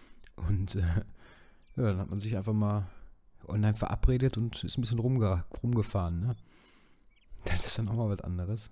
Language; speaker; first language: German; native; German